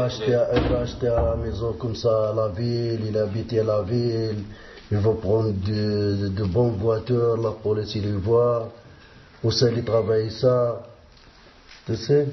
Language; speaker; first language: French; non-native, learner; Arabic